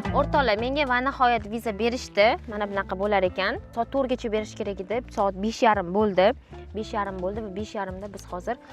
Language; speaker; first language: Uzbek; native; Uzbek